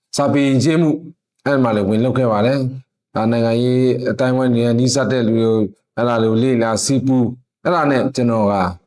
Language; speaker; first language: Burmese; non-native, local second language; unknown